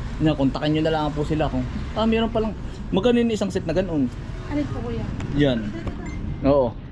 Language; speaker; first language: Filipino; native; Filipino